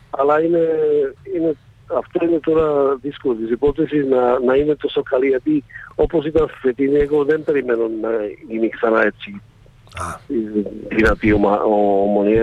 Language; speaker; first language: Greek; non-native, fluent; Slovak